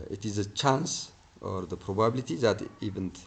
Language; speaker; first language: English; non-native, local second language; Amharic